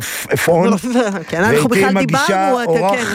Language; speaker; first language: Hebrew; native; Hebrew